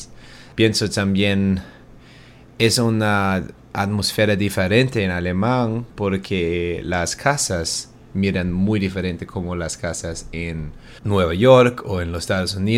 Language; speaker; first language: Spanish; non-native, learner; German